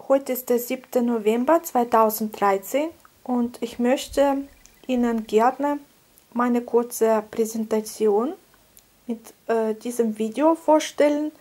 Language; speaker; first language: German; non-native, fluent; Russian